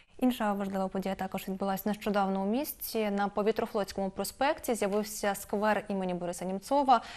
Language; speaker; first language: Ukrainian; native; Ukrainian